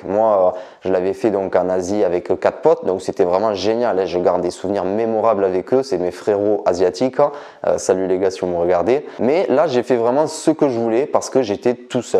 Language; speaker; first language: French; native; French